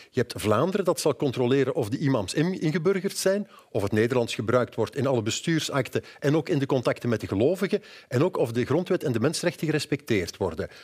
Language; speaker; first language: Dutch; native; Dutch